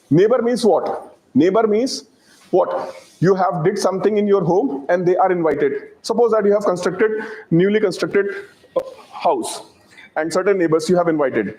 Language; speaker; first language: English; non-native, local second language; Hindi